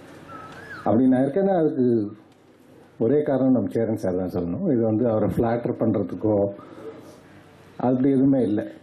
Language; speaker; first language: Tamil; native; Tamil